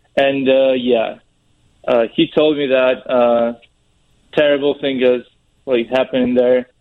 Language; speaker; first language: English; non-native, fluent; Russian